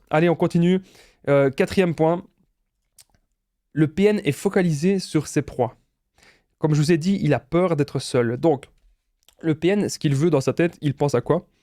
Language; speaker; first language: French; native; French